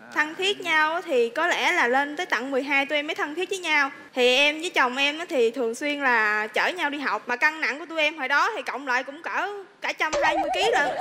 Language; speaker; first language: Vietnamese; native; Vietnamese